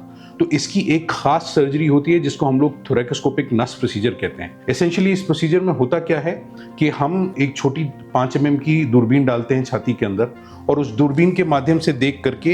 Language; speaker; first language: Hindi; native; Hindi